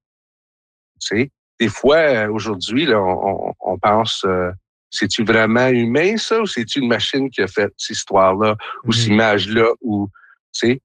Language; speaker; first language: French; native; French